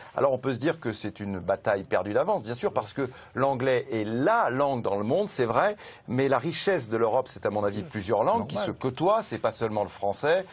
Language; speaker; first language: French; native; French